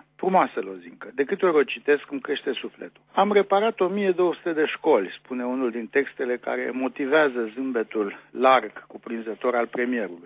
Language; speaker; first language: Romanian; native; Romanian